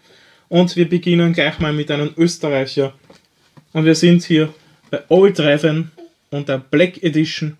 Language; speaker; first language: German; native; German